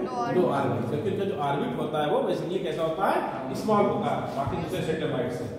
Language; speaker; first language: Hindi; native; Hindi